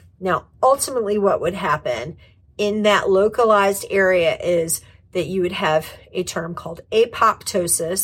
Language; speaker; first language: English; native; English